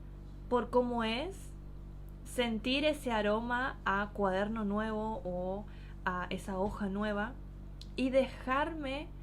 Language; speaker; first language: Spanish; native; Spanish